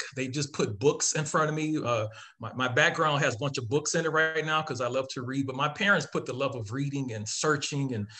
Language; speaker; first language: English; native; English